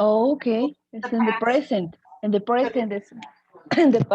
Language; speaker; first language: English; non-native, learner; Spanish